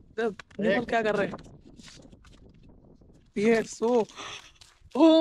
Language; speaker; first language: Hindi; non-native, learner; Bangla